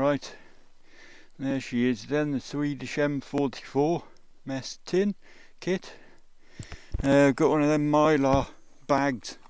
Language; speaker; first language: English; native; English